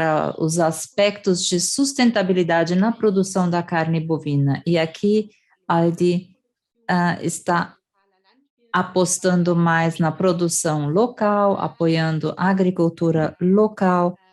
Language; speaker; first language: Portuguese; non-native, fluent; German